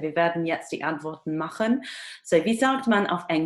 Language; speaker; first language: German; non-native, fluent; English